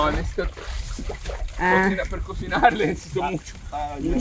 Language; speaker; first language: Spanish; non-native, learner; Italian